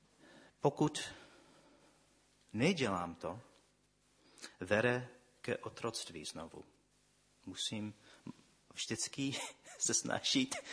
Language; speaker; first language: Czech; non-native, fluent; English